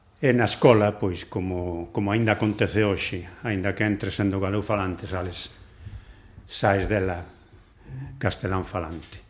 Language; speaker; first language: Galician; non-native, local second language; Spanish